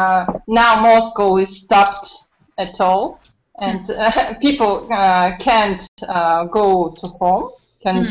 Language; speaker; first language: English; non-native, learner; Russian